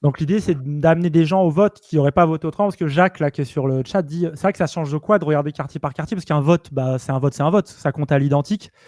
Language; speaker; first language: French; native; French